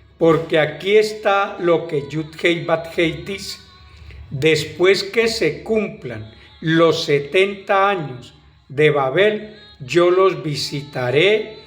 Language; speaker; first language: Spanish; native; Spanish